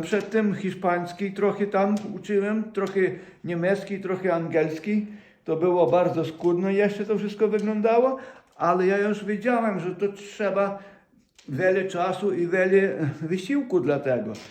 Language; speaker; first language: Polish; non-native, fluent; Ukrainian